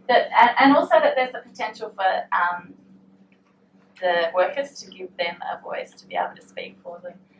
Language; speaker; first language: English; native; English